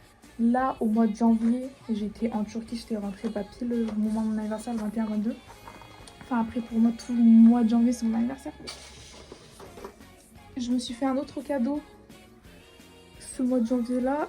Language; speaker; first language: French; native; French